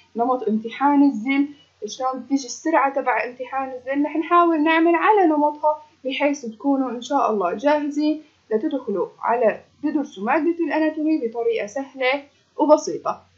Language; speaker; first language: Arabic; native; Arabic